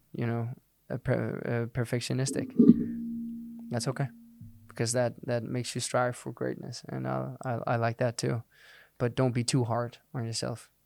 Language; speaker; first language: English; non-native, fluent; Danish